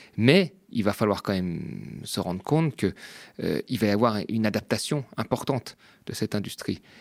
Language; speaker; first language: French; native; French